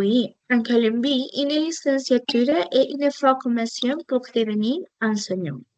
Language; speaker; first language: French; non-native, learner; Spanish